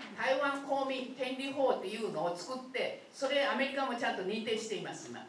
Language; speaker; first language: Japanese; non-native, fluent; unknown